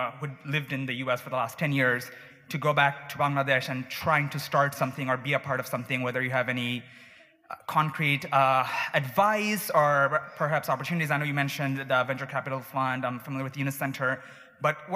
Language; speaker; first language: English; non-native, local second language; Bangla